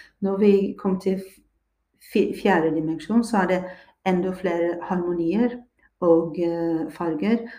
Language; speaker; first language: Norwegian; non-native, fluent; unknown